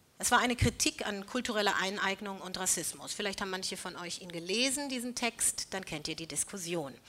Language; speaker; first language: German; native; German